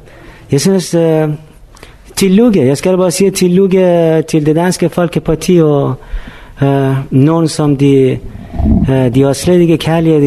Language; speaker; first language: Danish; non-native, fluent; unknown